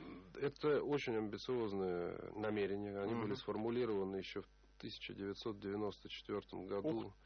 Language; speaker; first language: Russian; native; Russian